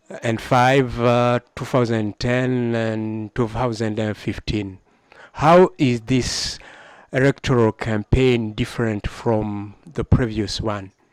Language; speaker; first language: English; non-native, fluent; Rundi